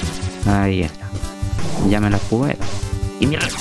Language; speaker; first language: Spanish; native; Spanish